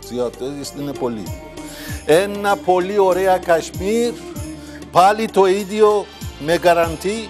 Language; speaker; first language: Greek; non-native, learner; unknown